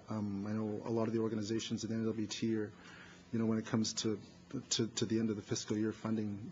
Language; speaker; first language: English; native; English